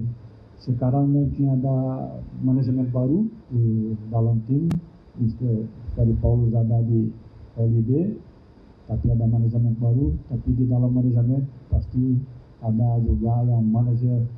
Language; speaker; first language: Indonesian; non-native, fluent; Thai